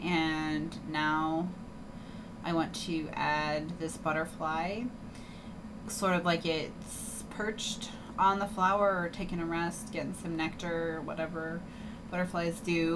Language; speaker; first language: English; native; English